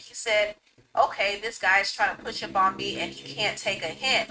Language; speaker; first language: English; native; English